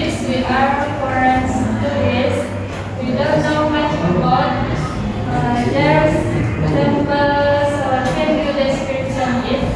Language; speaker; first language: English; non-native, learner; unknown